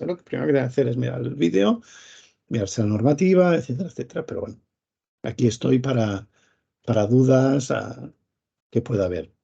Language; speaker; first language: Spanish; native; Spanish